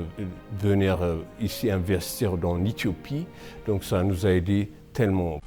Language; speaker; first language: French; non-native, fluent; Amharic